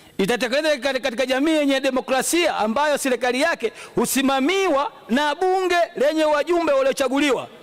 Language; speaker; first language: Swahili; native; Swahili